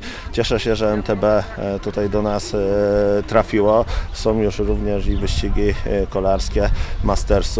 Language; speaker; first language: Polish; native; Polish